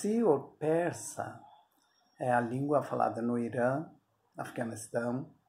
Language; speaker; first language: Portuguese; non-native, fluent; Persian